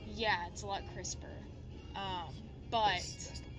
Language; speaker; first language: English; native; English